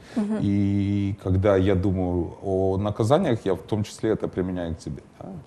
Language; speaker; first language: Russian; non-native, local second language; Ukrainian